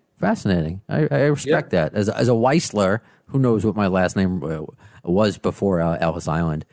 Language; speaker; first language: English; native; English